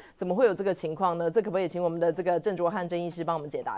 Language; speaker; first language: Chinese; native; Chinese